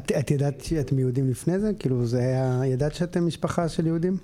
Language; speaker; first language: Hebrew; native; Hebrew